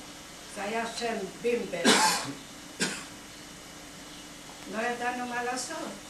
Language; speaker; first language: Hebrew; non-native, fluent; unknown